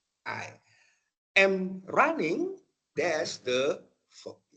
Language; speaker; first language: English; non-native, fluent; Indonesian